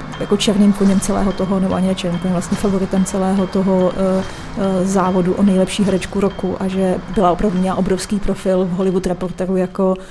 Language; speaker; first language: Czech; native; Czech